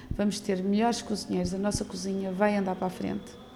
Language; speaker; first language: Portuguese; native; Portuguese